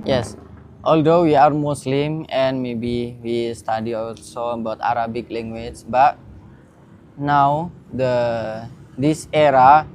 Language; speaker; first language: English; non-native, learner; Indonesian